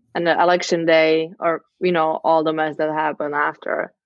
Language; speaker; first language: English; non-native, fluent; Czech